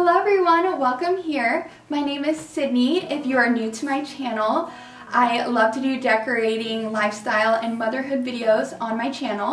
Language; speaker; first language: English; native; English